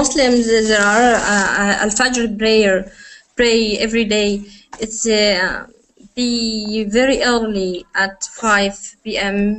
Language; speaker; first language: English; non-native, learner; Arabic